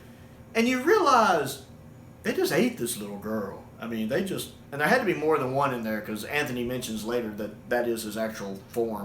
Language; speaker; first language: English; native; English